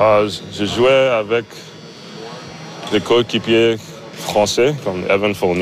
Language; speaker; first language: French; non-native, learner; English